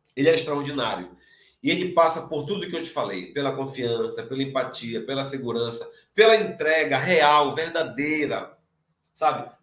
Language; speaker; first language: Portuguese; native; Portuguese